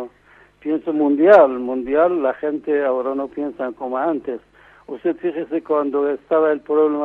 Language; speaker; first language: Spanish; non-native, fluent; Persian